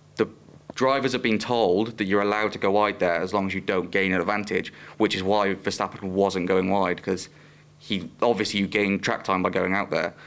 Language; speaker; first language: English; native; English